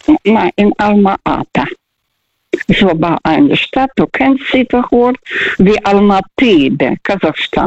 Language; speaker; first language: German; non-native, fluent; Russian